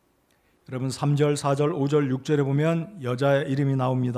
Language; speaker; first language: Korean; native; Korean